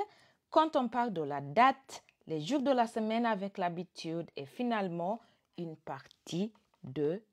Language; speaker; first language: French; non-native, fluent; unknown